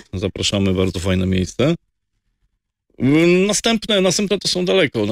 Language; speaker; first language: Polish; native; Polish